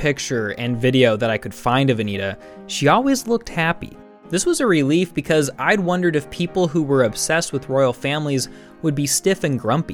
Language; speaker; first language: English; native; English